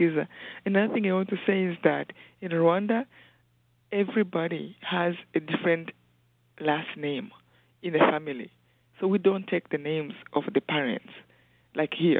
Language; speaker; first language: English; non-native, local second language; Kinyarwanda